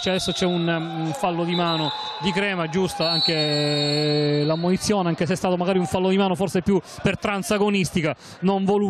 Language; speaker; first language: Italian; native; Italian